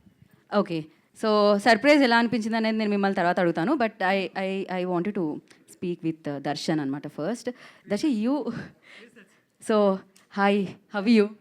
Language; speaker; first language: Telugu; native; Telugu